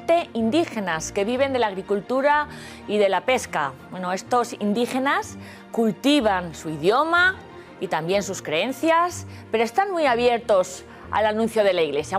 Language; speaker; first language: Spanish; native; Spanish